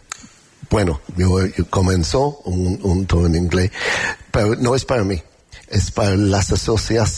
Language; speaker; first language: Spanish; non-native, learner; English